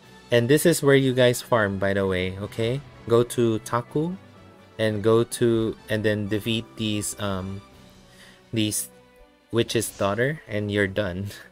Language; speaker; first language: English; non-native, local second language; Filipino